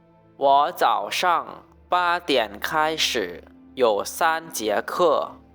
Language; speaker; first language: Chinese; non-native, learner; Lao